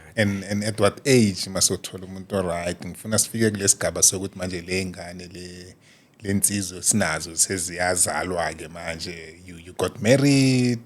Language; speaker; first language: Zulu; non-native, local second language; South Ndebele